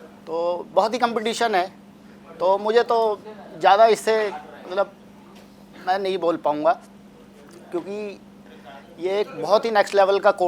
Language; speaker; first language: Hindi; native; Hindi